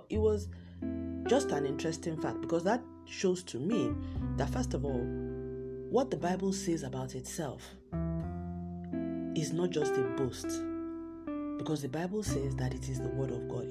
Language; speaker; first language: English; non-native, local second language; Yoruba